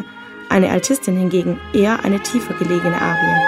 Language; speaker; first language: German; native; German